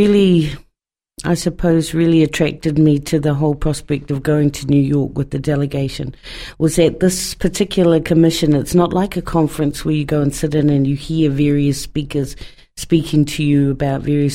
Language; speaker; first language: English; native; English